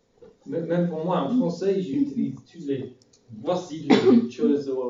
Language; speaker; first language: French; non-native, fluent; English